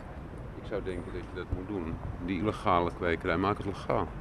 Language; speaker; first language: Dutch; native; Dutch